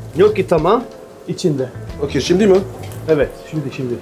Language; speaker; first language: Turkish; non-native, learner; French